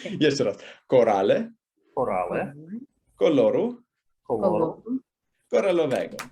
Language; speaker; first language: Polish; non-native, fluent; Russian